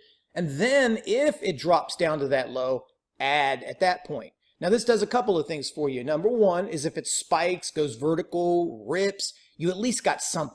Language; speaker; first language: English; native; English